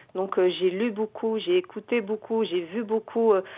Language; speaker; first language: French; native; French